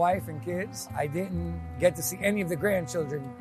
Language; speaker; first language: English; native; English